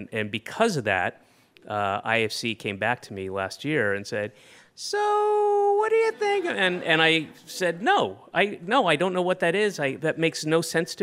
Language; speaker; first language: English; native; English